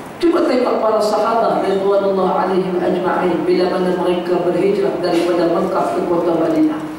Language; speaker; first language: Malay; native; Malay